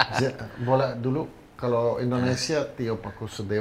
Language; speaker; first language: Indonesian; non-native, fluent; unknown